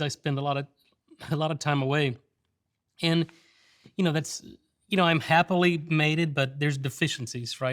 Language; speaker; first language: English; native; English